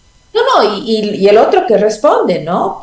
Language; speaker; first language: Spanish; native; Spanish